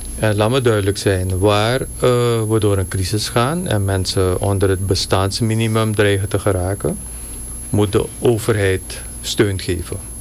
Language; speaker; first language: Dutch; native; Dutch